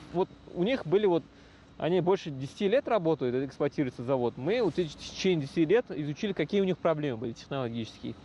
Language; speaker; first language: Russian; non-native, local second language; Uzbek